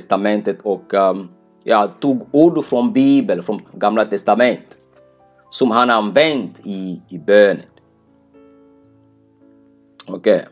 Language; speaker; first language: Swedish; non-native, fluent; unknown